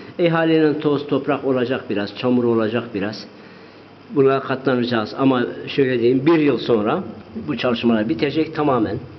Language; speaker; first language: Turkish; non-native, local second language; Zaza